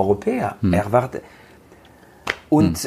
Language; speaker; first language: German; non-native, learner; French